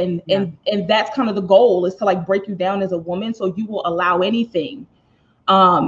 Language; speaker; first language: English; native; English